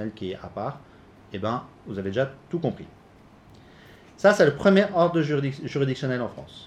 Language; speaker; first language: French; native; French